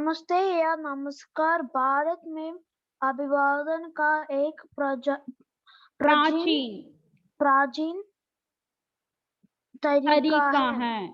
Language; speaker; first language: Hindi; non-native, local second language; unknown